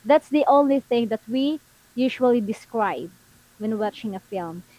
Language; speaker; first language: English; non-native, local second language; Filipino